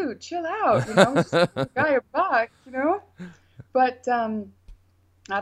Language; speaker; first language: English; native; English